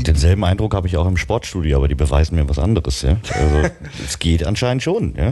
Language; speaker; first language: German; native; German